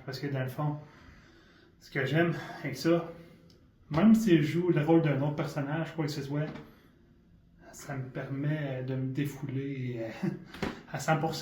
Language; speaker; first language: French; native; French